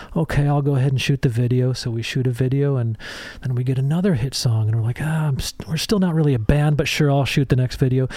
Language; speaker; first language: English; native; English